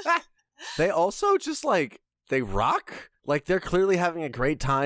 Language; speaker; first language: English; native; English